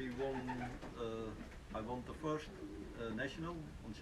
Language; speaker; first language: English; non-native, learner; Dutch